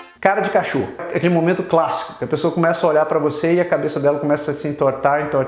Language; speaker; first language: Portuguese; native; Portuguese